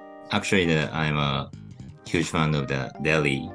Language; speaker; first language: English; non-native, learner; Japanese